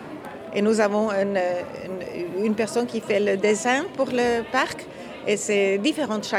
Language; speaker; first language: French; non-native, fluent; Dutch